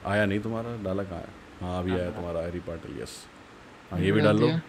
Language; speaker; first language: Hindi; native; Hindi